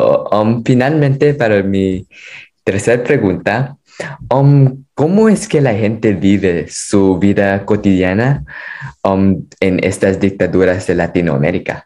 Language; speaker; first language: Spanish; non-native, fluent; English